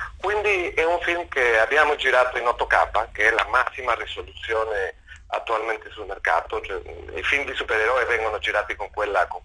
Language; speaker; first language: Italian; non-native, fluent; Spanish